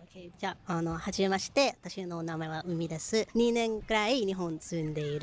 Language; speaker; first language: Japanese; non-native, learner; English